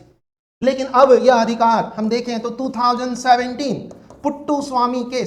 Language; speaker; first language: Hindi; native; Hindi